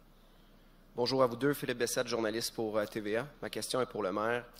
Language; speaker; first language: French; native; French